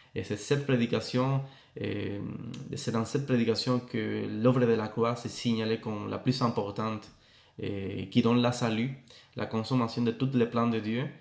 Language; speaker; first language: French; non-native, fluent; Spanish